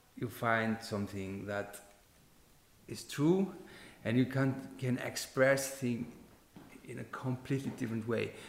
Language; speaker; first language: English; non-native, fluent; Icelandic